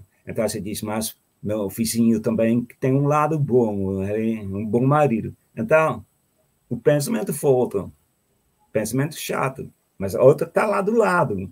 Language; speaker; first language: Portuguese; non-native, fluent; Dutch